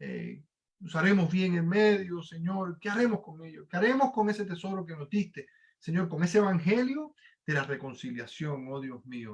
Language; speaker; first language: Spanish; native; Spanish